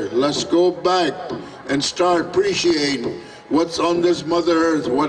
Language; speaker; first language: English; native; English